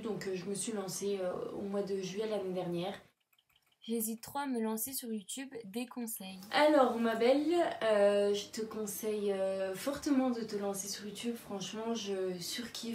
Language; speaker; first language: French; native; French